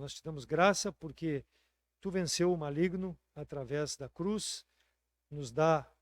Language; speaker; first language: Portuguese; native; Portuguese